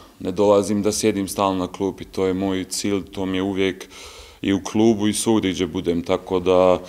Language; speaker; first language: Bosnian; early bilingual, heritage; Bosnian